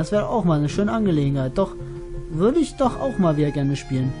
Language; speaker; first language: German; native; German